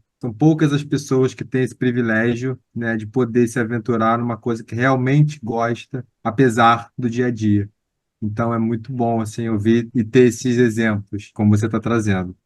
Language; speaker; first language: Portuguese; native; Portuguese